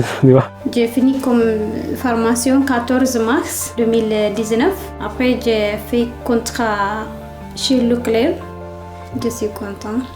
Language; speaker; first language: French; non-native, learner; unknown